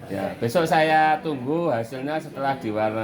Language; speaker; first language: Indonesian; native; Indonesian